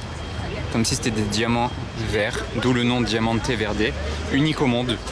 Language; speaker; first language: French; native; French